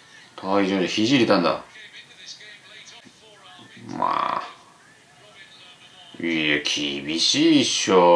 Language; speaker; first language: Japanese; native; Japanese